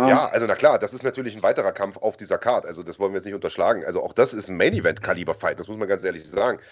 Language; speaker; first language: German; native; German